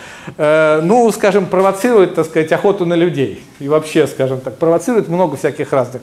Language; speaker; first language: Russian; native; Russian